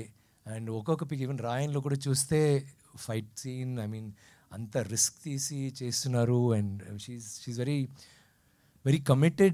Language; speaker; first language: Telugu; non-native, learner; Tamil